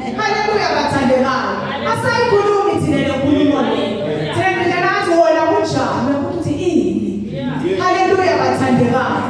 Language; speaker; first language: Zulu; non-native, local second language; Swati